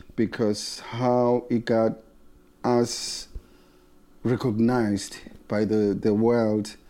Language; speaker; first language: English; non-native, local second language; Zulu